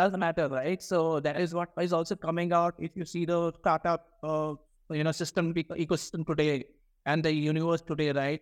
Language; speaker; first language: English; non-native, local second language; Hindi